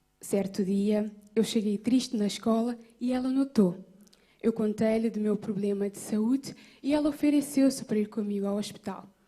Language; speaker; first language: Portuguese; non-native, local second language; Kabuverdianu